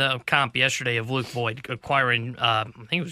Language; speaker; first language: English; native; English